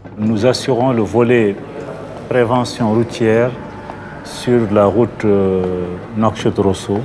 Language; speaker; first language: French; native; French